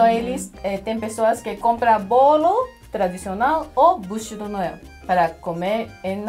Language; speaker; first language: Portuguese; non-native, fluent; Japanese